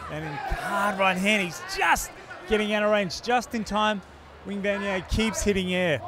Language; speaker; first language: English; native; English